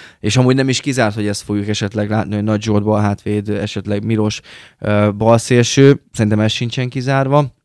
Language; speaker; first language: Hungarian; native; Hungarian